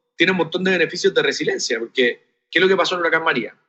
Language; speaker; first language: Spanish; native; Spanish